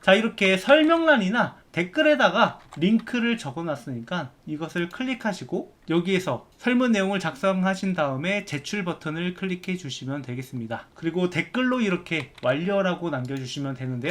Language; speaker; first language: Korean; native; Korean